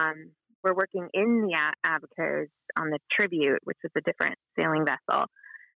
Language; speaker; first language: English; native; English